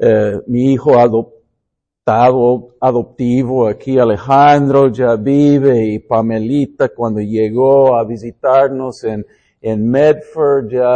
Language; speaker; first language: Spanish; non-native, fluent; English